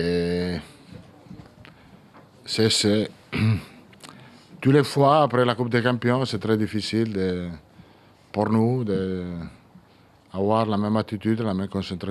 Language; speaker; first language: French; non-native, fluent; Italian